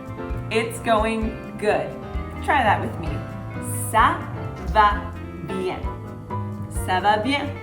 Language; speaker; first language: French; non-native, fluent; English